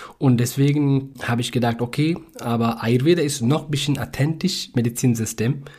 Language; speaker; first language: German; non-native, learner; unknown